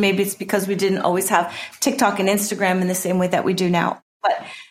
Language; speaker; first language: English; native; English